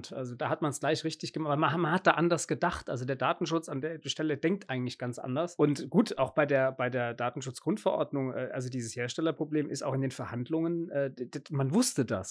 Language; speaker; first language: German; native; German